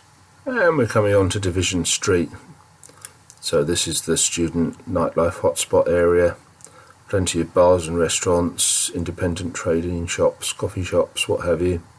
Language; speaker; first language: English; native; English